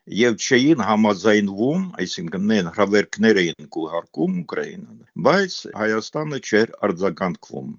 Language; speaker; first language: Armenian; non-native, fluent; Ukrainian